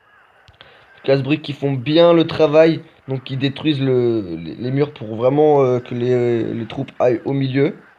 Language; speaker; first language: French; native; French